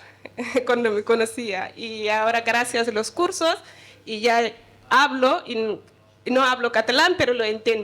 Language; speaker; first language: Spanish; non-native, learner; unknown